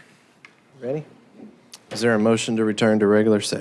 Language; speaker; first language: English; native; English